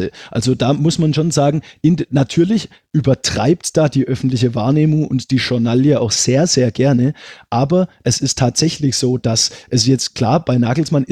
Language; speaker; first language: German; native; German